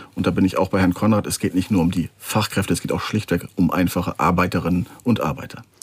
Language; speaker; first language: German; native; German